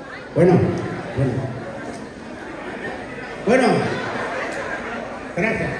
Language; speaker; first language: Spanish; non-native, local second language; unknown